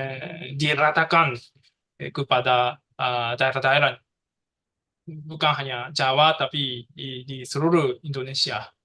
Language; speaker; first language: Indonesian; non-native, learner; Japanese